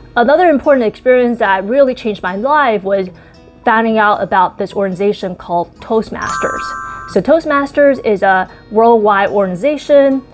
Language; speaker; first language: English; early bilingual, other home language; Chinese